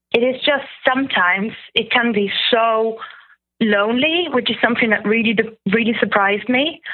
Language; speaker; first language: English; non-native, fluent; German